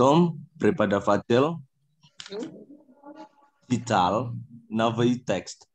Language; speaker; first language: Russian; non-native, learner; Indonesian